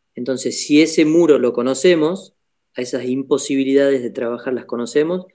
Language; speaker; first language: Spanish; native; Spanish